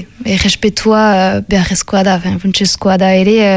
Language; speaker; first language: Basque; non-native, local second language; French